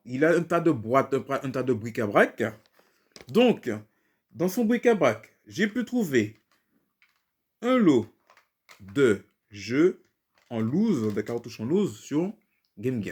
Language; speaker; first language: French; native; French